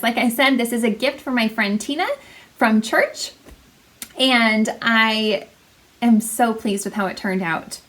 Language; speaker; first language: English; native; English